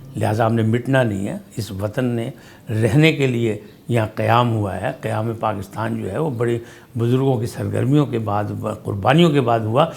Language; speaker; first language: Urdu; non-native, local second language; Punjabi